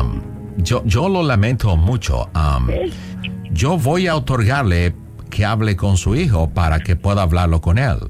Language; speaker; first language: Spanish; non-native, local second language; English